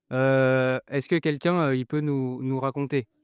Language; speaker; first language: French; native; French